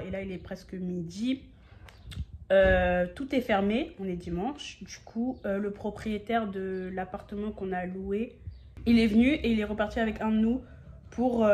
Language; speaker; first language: French; native; French